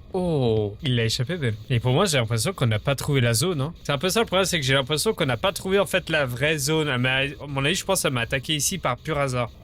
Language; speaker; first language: French; native; French